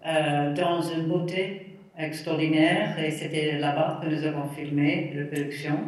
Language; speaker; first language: French; non-native, fluent; English